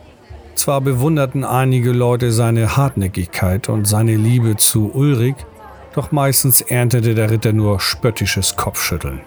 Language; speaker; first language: German; native; German